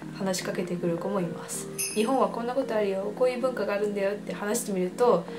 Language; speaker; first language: Japanese; early bilingual, heritage; Japanese